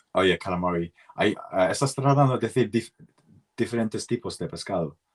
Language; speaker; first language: Spanish; non-native, learner; English